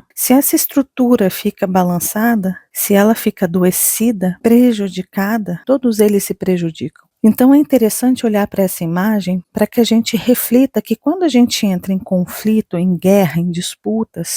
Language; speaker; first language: Portuguese; native; Portuguese